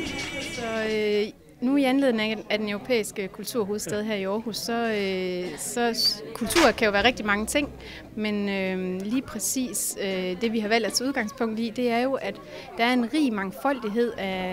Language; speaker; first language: Danish; native; Danish